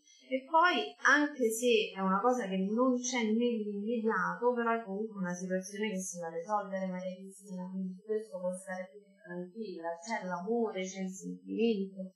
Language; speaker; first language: Italian; native; Italian